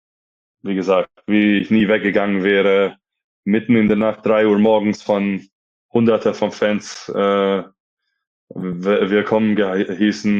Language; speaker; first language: German; non-native, fluent; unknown